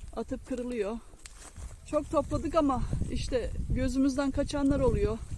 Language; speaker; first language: Turkish; native; Turkish